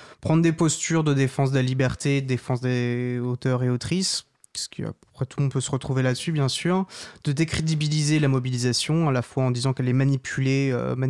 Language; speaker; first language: French; native; French